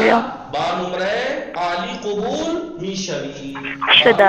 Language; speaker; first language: Persian; non-native, fluent; Urdu